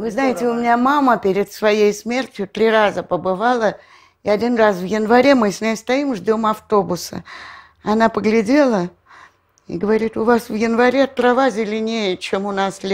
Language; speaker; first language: Russian; native; Russian